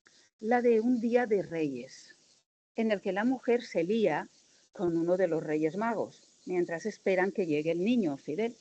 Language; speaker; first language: Spanish; native; Spanish